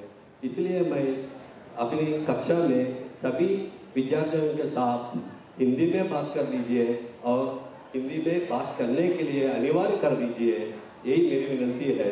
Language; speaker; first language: Hindi; non-native, local second language; Telugu